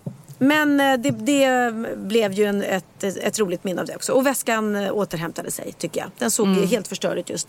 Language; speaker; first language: Swedish; native; Swedish